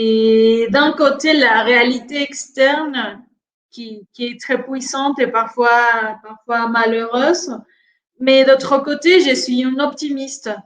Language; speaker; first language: French; non-native, fluent; Spanish